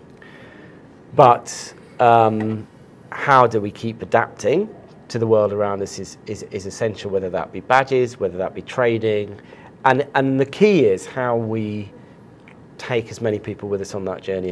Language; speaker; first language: English; native; English